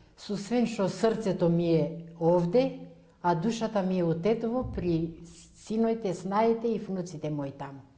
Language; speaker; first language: Macedonian; early bilingual, heritage; Macedonian